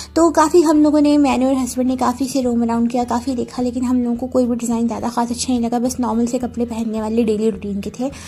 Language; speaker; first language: Urdu; native; Urdu